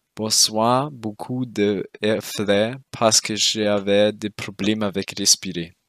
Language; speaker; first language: French; non-native, fluent; German